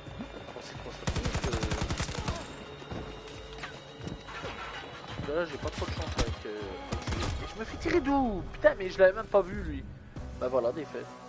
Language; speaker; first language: French; native; French